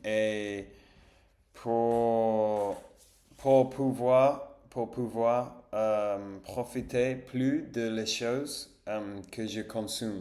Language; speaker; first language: French; non-native, fluent; Spanish